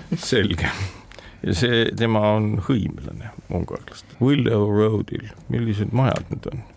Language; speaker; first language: Estonian; native; Estonian